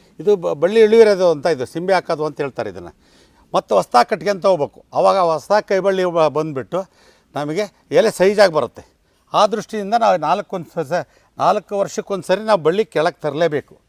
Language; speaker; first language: Kannada; native; Kannada